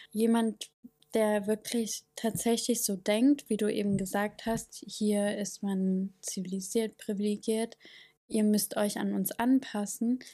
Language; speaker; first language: German; native; German